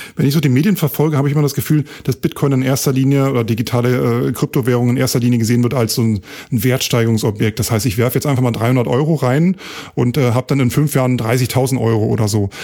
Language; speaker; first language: German; native; German